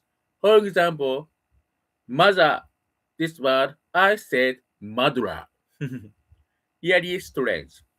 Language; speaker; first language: English; non-native, learner; Japanese